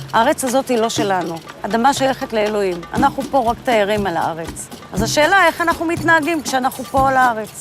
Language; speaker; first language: Hebrew; native; Hebrew